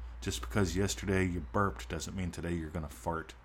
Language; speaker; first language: English; native; English